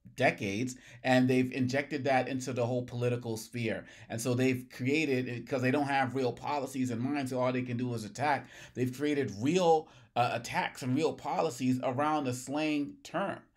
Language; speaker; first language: English; native; English